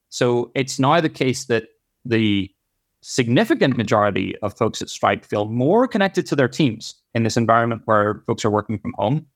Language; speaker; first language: English; native; English